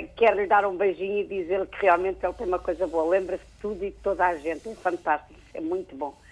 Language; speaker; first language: Portuguese; native; Portuguese